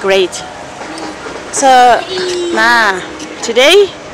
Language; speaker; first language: English; non-native, fluent; Indonesian